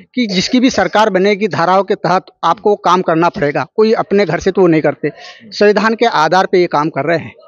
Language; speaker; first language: Hindi; native; Hindi